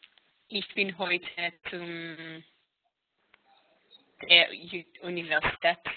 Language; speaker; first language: German; non-native, learner; Hebrew